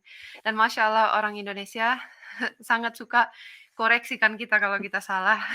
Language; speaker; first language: Indonesian; non-native, fluent; Finnish